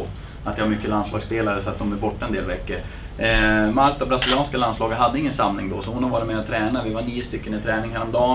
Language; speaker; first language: Swedish; native; Swedish